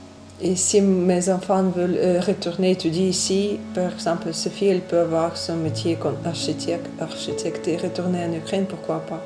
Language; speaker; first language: French; non-native, learner; Ukrainian